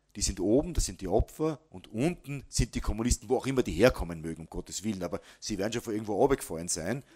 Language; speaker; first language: German; native; German